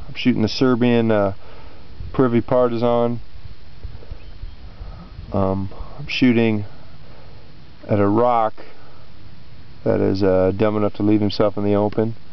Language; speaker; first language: English; native; English